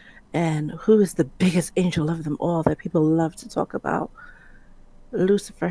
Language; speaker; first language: English; native; English